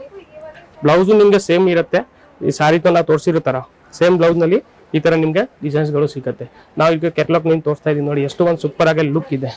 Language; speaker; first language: Kannada; non-native, fluent; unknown